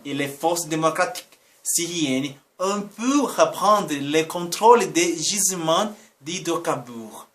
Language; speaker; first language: French; non-native, learner; Portuguese